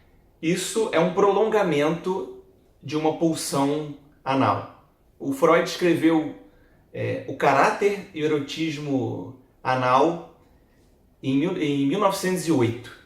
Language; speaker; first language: Portuguese; native; Portuguese